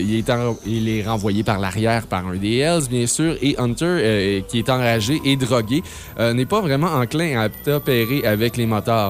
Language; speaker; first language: French; native; French